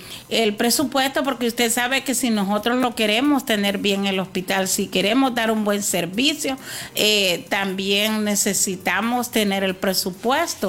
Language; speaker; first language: Spanish; native; Spanish